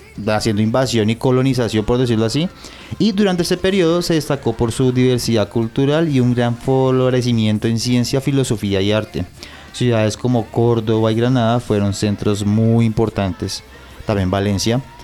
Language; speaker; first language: Spanish; native; Spanish